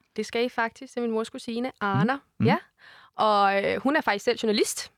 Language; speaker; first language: Danish; native; Danish